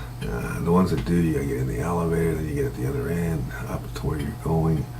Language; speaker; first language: English; native; English